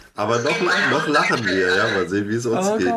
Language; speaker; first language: German; native; German